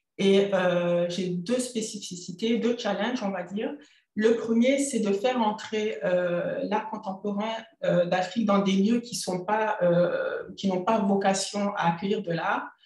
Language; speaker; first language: French; native; French